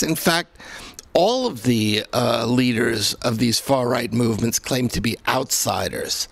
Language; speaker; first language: English; native; English